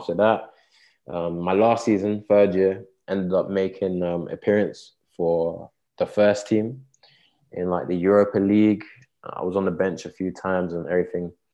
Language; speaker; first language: English; native; English